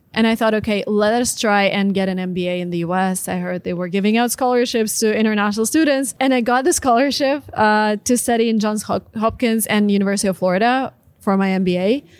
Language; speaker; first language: English; non-native, fluent; Russian